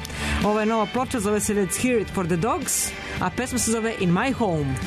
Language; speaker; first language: Serbian; native; Serbian